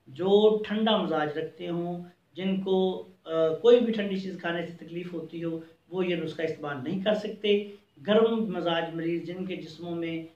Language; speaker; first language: Urdu; non-native, local second language; Punjabi